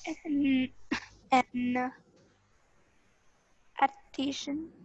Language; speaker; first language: English; non-native, learner; Vietnamese